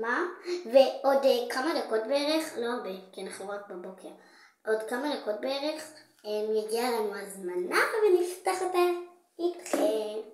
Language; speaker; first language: Hebrew; native; Hebrew